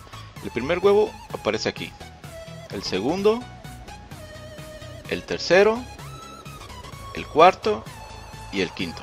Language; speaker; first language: Spanish; native; Spanish